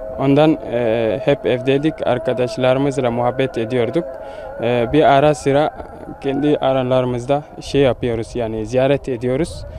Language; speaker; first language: Turkish; non-native, fluent; Arabic